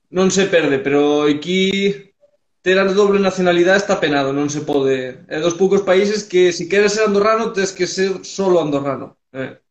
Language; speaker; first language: Galician; early bilingual, heritage; Galician